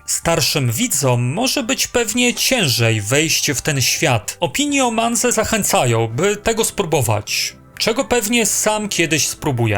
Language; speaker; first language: Polish; native; Polish